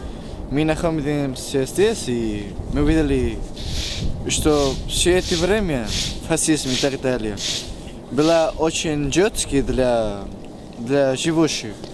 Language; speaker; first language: Russian; non-native, fluent; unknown